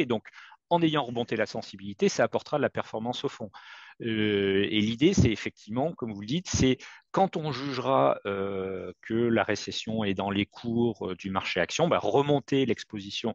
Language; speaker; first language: French; native; French